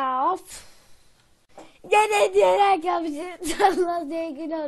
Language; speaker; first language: Turkish; native; Turkish